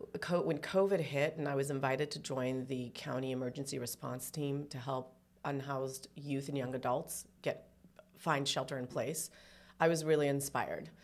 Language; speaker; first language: English; early bilingual, other home language; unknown